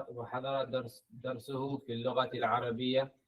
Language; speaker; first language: Arabic; non-native, learner; English